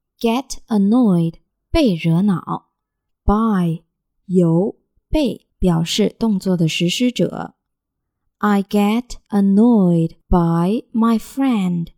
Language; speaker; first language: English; non-native, fluent; Chinese